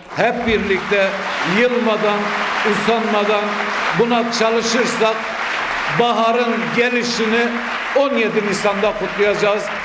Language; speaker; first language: Turkish; native; Turkish